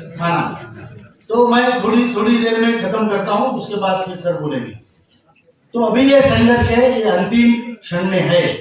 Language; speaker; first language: Hindi; non-native, local second language; Marathi